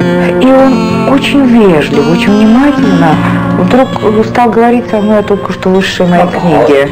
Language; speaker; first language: Russian; native; Russian